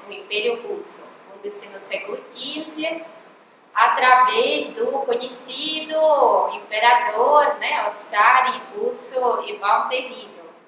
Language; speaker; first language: Portuguese; non-native, fluent; Russian